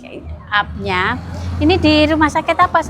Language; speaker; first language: Indonesian; native; Indonesian